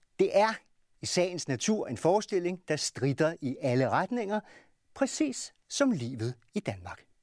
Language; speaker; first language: Danish; native; Danish